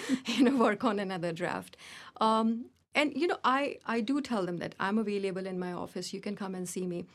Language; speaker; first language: English; non-native, local second language; Hindi